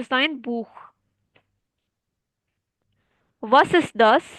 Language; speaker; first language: German; non-native, fluent; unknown